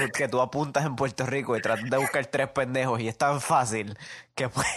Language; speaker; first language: Spanish; native; Spanish